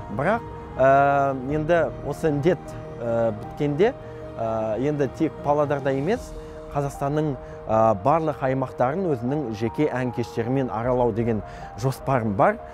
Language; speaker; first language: Kazakh; non-native, local second language; Russian